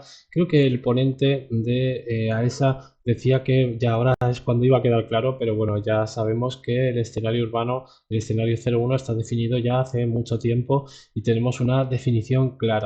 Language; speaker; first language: Spanish; native; Spanish